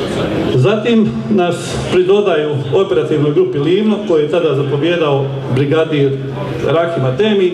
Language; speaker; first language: Croatian; native; Croatian